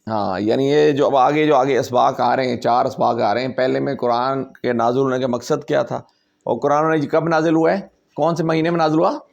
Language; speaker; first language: Urdu; non-native, local second language; Punjabi